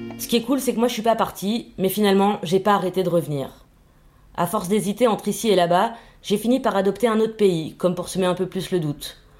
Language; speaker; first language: French; early bilingual, other home language; Spanish